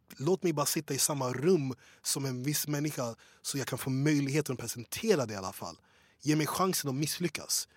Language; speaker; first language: Swedish; early bilingual, other home language; English